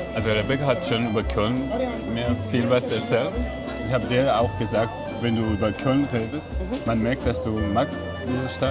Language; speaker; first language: German; non-native, learner; Georgian